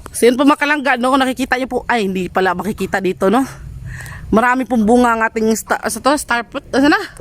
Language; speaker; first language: Filipino; non-native, local second language; Cebuano